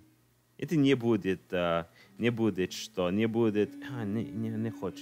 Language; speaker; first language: Russian; non-native, learner; English